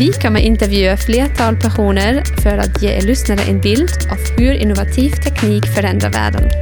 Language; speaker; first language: Swedish; non-native, fluent; German